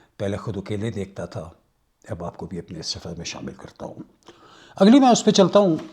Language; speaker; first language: Urdu; native; Urdu